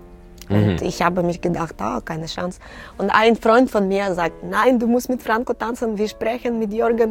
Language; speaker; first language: German; non-native, learner; Russian